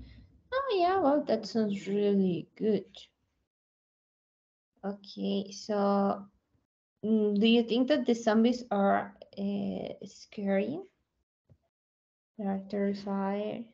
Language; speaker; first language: English; non-native, learner; Spanish